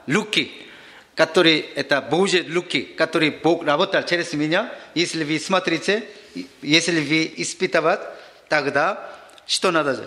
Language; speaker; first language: Russian; non-native, learner; Korean